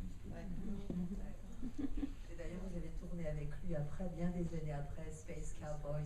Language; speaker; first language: French; native; French